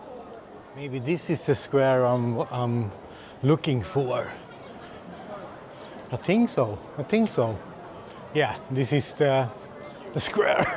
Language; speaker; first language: English; non-native, fluent; Swedish